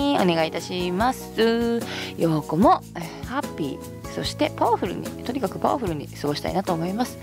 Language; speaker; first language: Japanese; native; Japanese